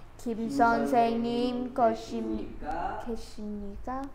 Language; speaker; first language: Korean; non-native, learner; Vietnamese